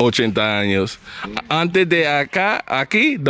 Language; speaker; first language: Spanish; non-native, learner; English